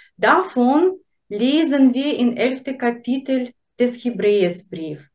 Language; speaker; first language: German; non-native, fluent; Russian